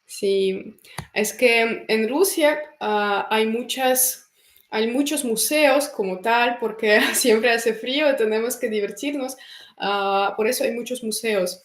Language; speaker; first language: Spanish; non-native, fluent; Russian